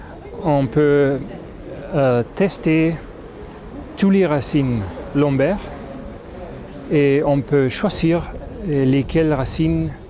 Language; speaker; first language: French; non-native, fluent; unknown